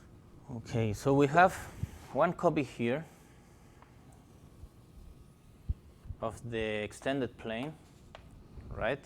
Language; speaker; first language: English; non-native, fluent; Spanish